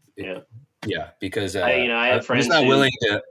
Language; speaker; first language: English; native; English